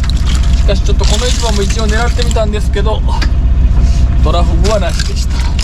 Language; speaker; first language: Japanese; native; Japanese